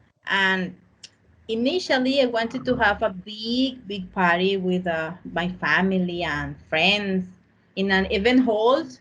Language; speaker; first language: English; non-native, learner; Spanish